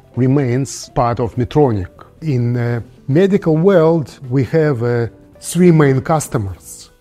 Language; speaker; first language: English; non-native, fluent; Russian